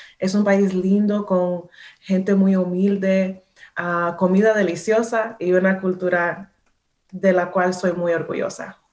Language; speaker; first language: Spanish; early bilingual, heritage; Spanish